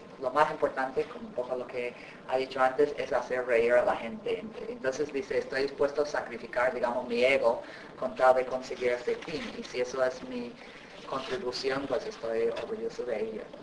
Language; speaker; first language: Spanish; native; Spanish